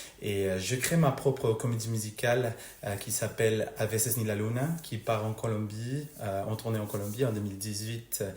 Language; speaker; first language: French; non-native, fluent; Spanish